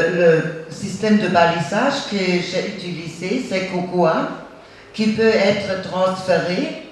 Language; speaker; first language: French; non-native, fluent; German